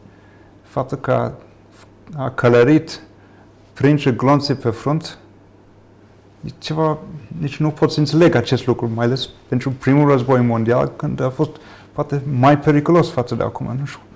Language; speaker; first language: Romanian; non-native, fluent; English